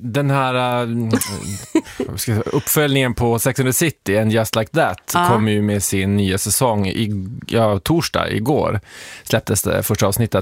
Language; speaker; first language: Swedish; native; Swedish